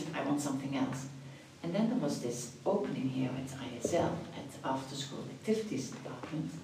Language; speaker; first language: English; non-native, fluent; Dutch